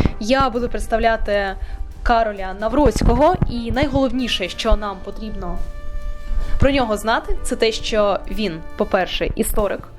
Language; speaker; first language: Ukrainian; native; Ukrainian